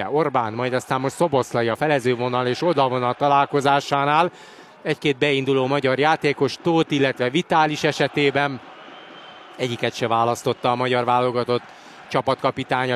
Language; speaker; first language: Hungarian; native; Hungarian